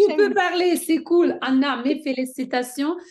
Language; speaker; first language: French; non-native, fluent; Ukrainian